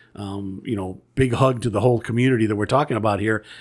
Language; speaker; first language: English; native; English